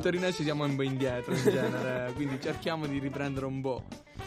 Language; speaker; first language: Italian; native; Italian